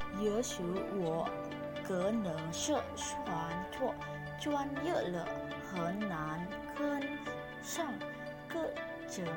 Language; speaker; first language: Chinese; non-native, learner; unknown